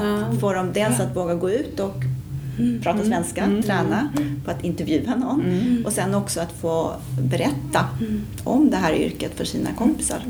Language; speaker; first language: Swedish; native; Swedish